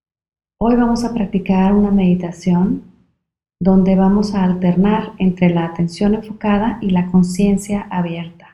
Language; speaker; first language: Spanish; native; Spanish